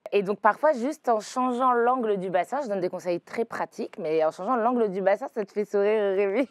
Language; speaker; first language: French; native; French